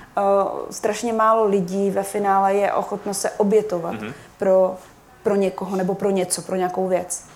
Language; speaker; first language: Czech; native; Czech